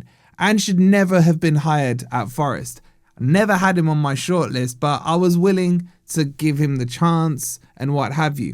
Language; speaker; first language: English; native; English